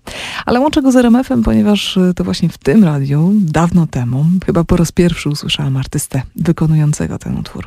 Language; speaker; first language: Polish; native; Polish